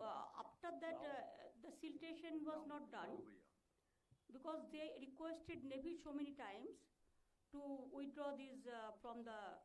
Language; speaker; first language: English; non-native, local second language; Bangla